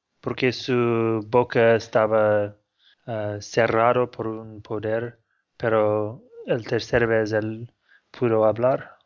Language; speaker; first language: Spanish; non-native, fluent; English